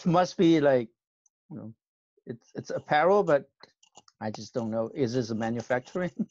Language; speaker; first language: English; non-native, fluent; Chinese